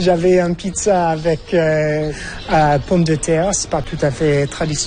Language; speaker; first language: French; non-native, fluent; English